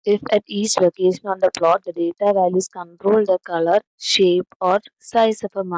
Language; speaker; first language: English; non-native, local second language; Malayalam